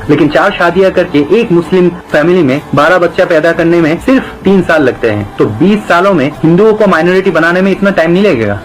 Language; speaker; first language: Hindi; non-native, fluent; Bangla